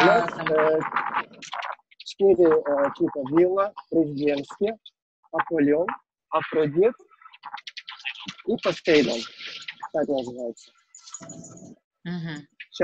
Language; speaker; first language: Russian; non-native, learner; Turkish